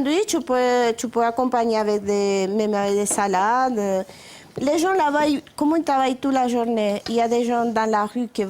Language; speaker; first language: French; non-native, learner; Spanish